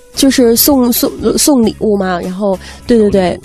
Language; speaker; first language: Chinese; native; Chinese